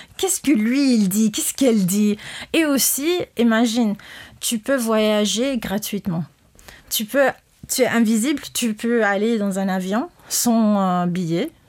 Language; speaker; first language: French; non-native, fluent; English